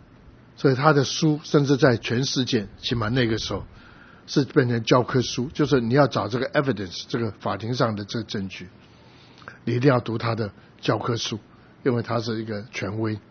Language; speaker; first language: Chinese; native; Chinese